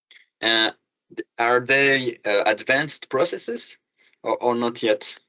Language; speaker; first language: English; non-native, fluent; French